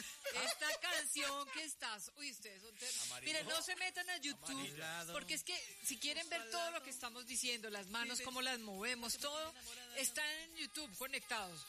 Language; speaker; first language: Spanish; native; Spanish